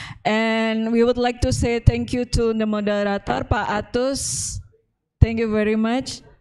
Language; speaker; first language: English; non-native, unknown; Indonesian